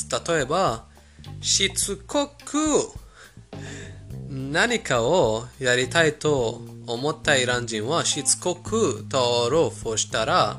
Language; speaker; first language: Japanese; non-native, fluent; Persian